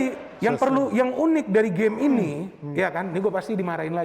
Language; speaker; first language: Indonesian; native; Indonesian